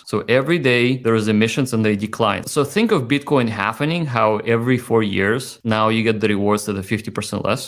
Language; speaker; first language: English; native; English